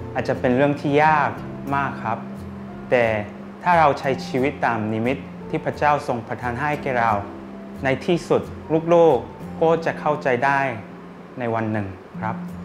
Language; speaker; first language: Thai; non-native, fluent; Korean